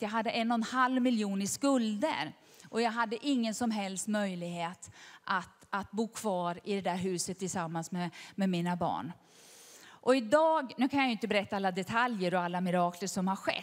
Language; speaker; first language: Swedish; native; Swedish